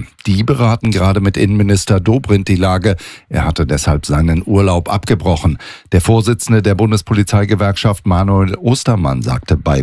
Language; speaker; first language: German; native; German